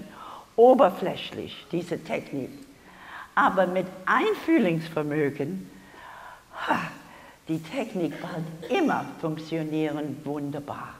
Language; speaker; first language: German; non-native, learner; English